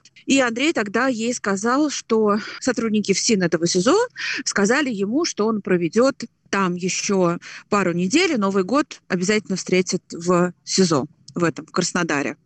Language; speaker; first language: Russian; native; Russian